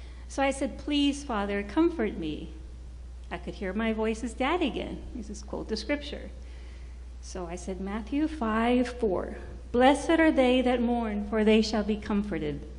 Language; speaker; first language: English; early bilingual, other home language; Spanish